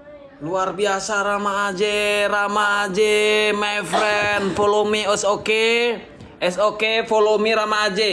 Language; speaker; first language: English; non-native, learner; Indonesian